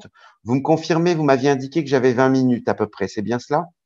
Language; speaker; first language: French; native; French